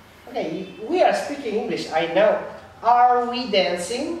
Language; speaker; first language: English; non-native, fluent; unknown